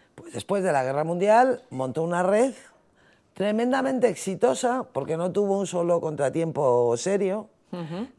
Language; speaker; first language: Spanish; native; Spanish